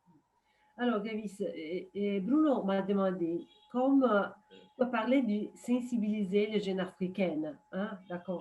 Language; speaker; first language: French; non-native, fluent; Italian